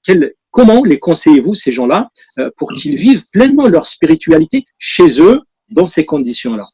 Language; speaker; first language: French; native; French